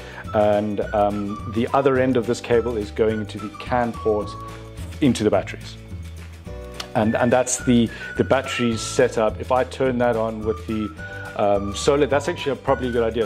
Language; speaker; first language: English; native; English